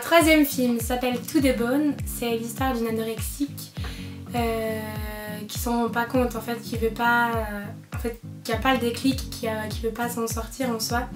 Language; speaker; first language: French; native; French